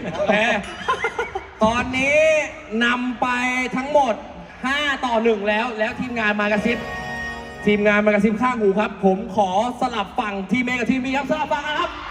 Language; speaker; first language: Thai; native; Thai